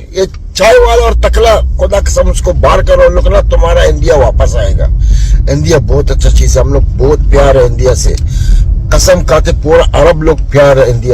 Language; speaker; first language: Hindi; non-native, learner; Arabic